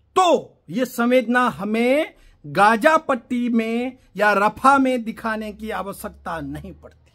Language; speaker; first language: Hindi; non-native, local second language; Gujarati